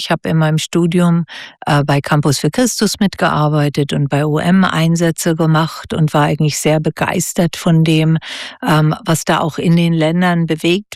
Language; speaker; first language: German; native; German